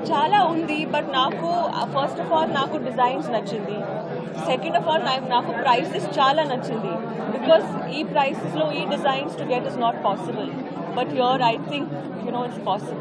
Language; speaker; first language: Telugu; non-native, learner; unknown